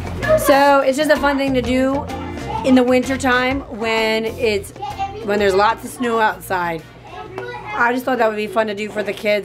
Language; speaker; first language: English; native; English